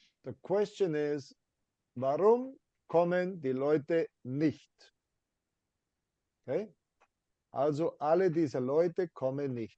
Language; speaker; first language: German; non-native, fluent; English